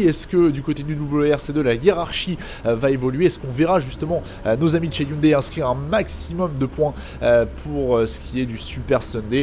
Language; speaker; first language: French; native; French